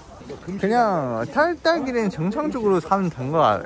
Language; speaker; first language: Korean; non-native, local second language; Chinese